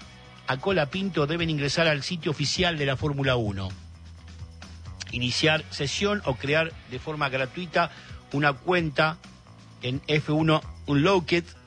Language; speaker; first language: Spanish; native; Spanish